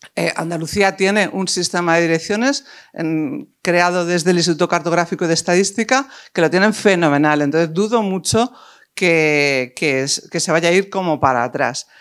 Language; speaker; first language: Spanish; native; Spanish